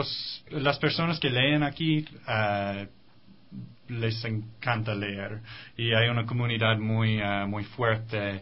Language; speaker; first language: Spanish; non-native, fluent; English